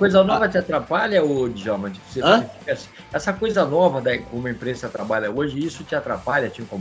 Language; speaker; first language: Portuguese; native; Portuguese